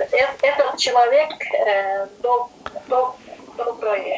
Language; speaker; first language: Russian; non-native, learner; Kyrgyz